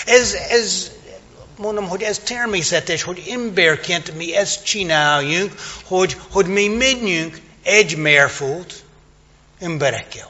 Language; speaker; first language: Hungarian; non-native, fluent; English